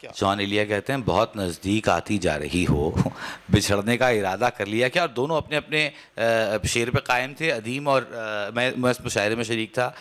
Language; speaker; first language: Urdu; native; Urdu